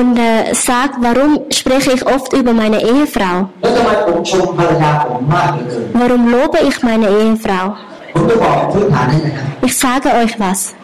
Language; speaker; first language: German; non-native, learner; Thai